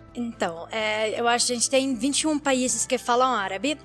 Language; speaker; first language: Portuguese; non-native, learner; Arabic